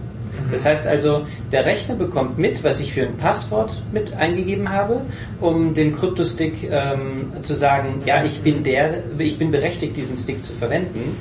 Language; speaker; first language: German; native; German